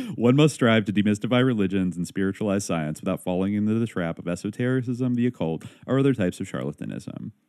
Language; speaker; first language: English; native; English